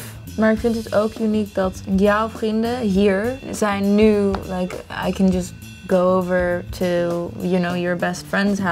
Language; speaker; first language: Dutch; early bilingual, heritage; English